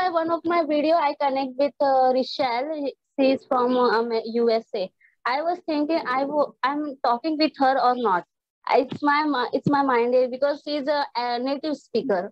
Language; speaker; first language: English; non-native, learner; Hindi